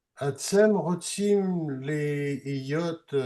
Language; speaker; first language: Hebrew; non-native, learner; French